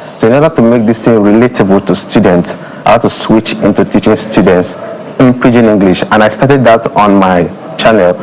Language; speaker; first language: Nigerian Pidgin; native; Nigerian Pidgin